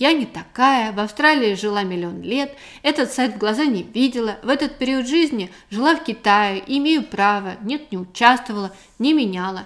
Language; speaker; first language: Russian; native; Russian